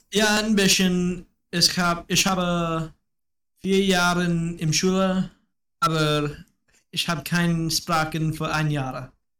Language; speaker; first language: German; non-native, learner; English